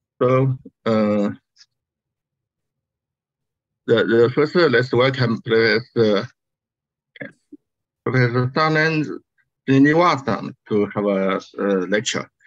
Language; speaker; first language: English; non-native, learner; Chinese